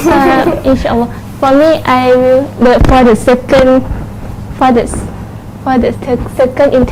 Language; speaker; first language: English; non-native, learner; Thai